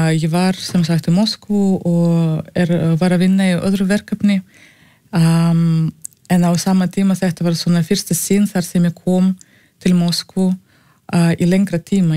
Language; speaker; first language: Icelandic; non-native, fluent; Russian